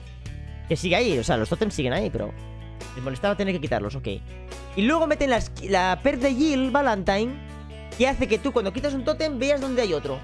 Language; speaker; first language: Spanish; native; Spanish